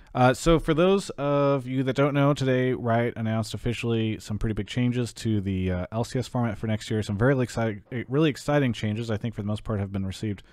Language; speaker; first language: English; native; English